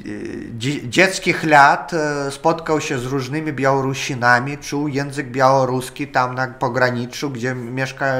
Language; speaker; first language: Polish; non-native, learner; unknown